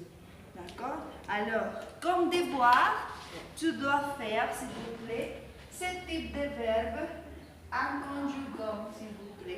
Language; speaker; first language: French; non-native, fluent; Spanish